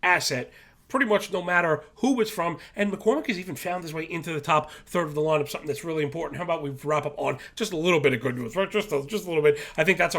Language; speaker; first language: English; native; English